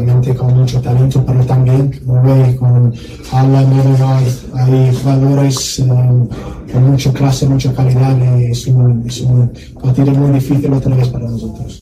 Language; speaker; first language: Spanish; non-native, learner; English